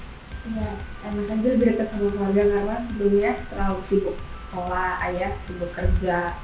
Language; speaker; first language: Indonesian; native; Indonesian